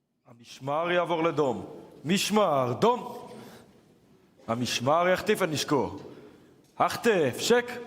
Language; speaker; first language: Hebrew; native; Hebrew